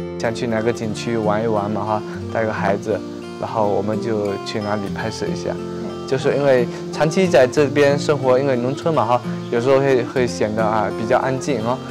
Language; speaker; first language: Chinese; native; Chinese